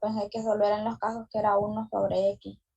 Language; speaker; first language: Spanish; native; Spanish